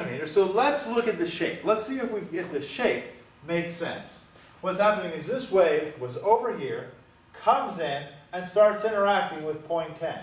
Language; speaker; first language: English; native; English